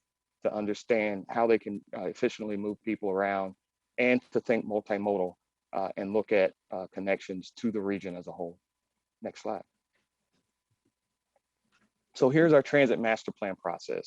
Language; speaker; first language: English; native; English